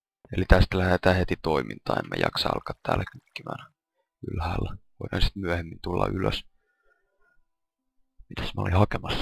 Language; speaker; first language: Finnish; native; Finnish